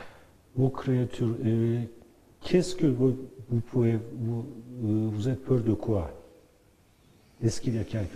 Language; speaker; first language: French; non-native, learner; Turkish